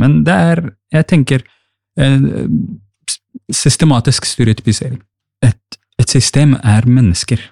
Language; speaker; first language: Norwegian; non-native, fluent; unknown